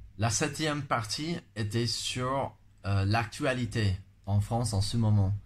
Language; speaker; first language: French; non-native, fluent; English